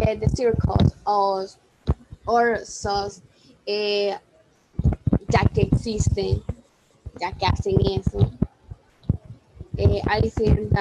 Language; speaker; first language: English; non-native, learner; Spanish